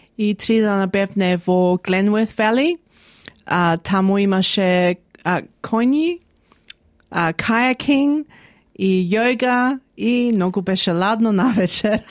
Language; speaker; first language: Macedonian; early bilingual, heritage; Macedonian